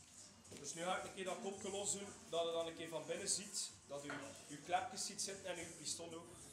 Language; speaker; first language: Dutch; native; Dutch